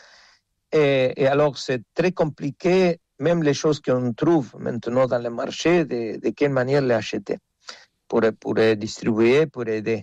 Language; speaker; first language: French; non-native, fluent; Spanish